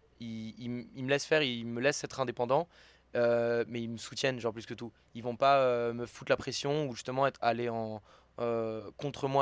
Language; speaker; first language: French; native; French